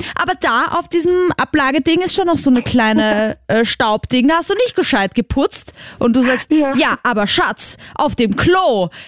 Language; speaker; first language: German; native; German